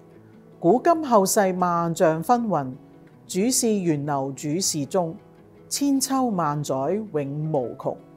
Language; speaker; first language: Chinese; native; Chinese